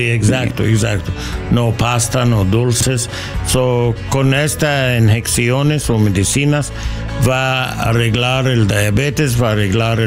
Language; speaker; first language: Spanish; non-native, learner; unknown